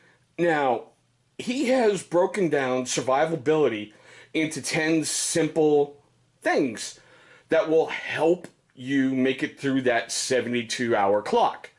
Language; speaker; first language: English; native; English